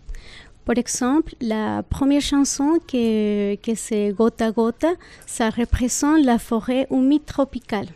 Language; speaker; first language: French; non-native, fluent; Spanish